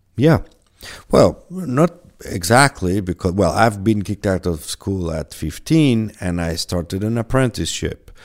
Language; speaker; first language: English; non-native, fluent; French